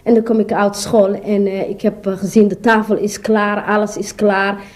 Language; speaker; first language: Dutch; non-native, learner; Somali